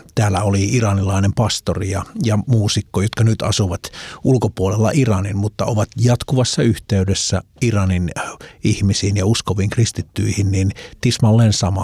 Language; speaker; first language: Finnish; native; Finnish